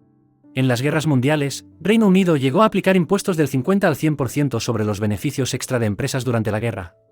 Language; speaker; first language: Spanish; native; Spanish